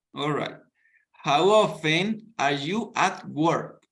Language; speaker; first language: English; non-native, fluent; Spanish